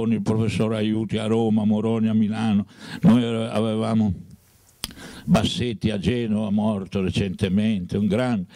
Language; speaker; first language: Italian; native; Italian